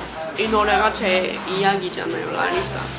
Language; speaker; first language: Korean; non-native, fluent; Thai